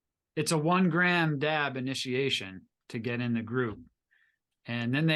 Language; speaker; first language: English; native; English